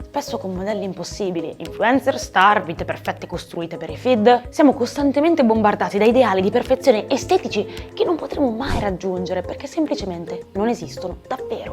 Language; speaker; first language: Italian; native; Italian